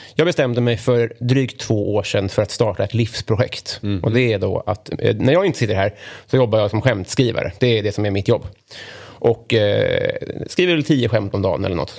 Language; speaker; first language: Swedish; native; Swedish